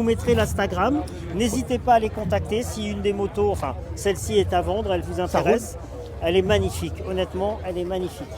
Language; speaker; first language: French; native; French